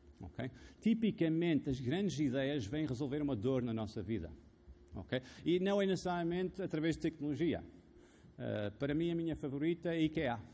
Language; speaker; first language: Portuguese; non-native, fluent; Arabic